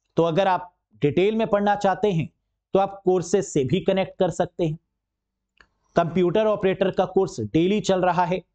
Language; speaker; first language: Hindi; native; Hindi